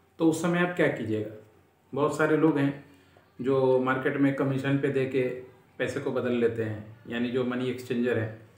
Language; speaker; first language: Hindi; native; Hindi